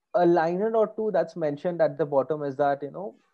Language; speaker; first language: English; non-native, local second language; Bangla